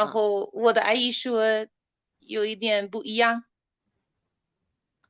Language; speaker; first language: Chinese; non-native, learner; English